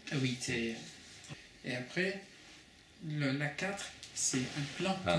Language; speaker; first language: French; non-native, learner; Kurdish